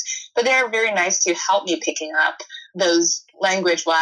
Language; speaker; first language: English; non-native, fluent; Chinese